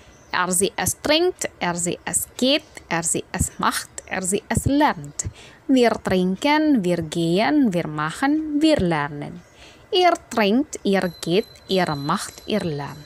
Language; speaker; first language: German; non-native, fluent; Indonesian